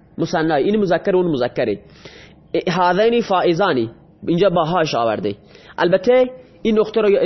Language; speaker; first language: Persian; non-native, local second language; Baluchi